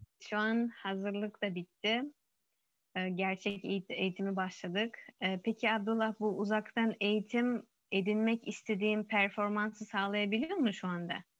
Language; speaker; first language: Turkish; non-native, fluent; Uzbek